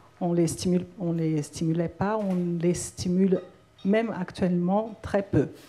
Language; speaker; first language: French; non-native, fluent; Portuguese